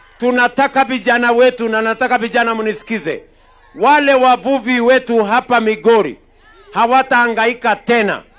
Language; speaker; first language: Swahili; non-native, local second language; Kalenjin